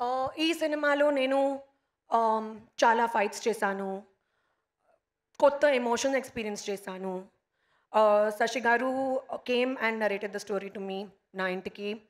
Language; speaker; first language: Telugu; non-native, local second language; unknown